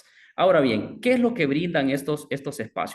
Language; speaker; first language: Spanish; native; Spanish